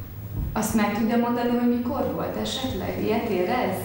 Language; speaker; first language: Hungarian; native; Hungarian